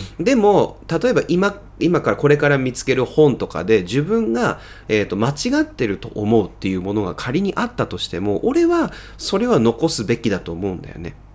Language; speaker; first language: Japanese; early bilingual, heritage; Japanese